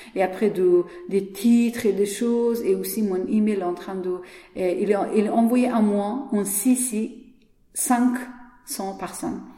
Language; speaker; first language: French; non-native, learner; Persian